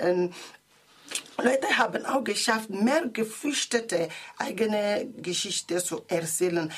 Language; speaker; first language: German; non-native, learner; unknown